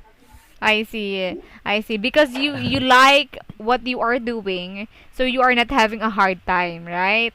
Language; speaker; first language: English; non-native, fluent; Filipino